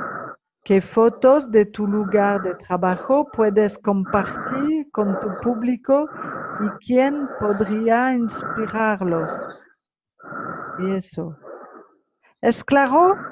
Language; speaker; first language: Spanish; non-native, fluent; French